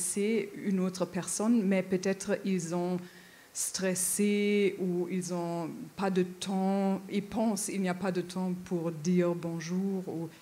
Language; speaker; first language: French; non-native, fluent; German